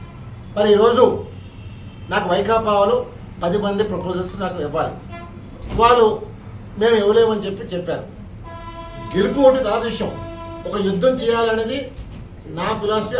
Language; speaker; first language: Telugu; native; Telugu